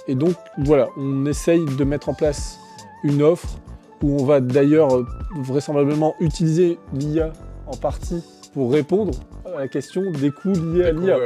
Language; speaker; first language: French; native; French